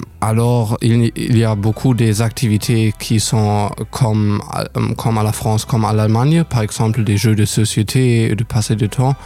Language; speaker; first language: French; non-native, learner; German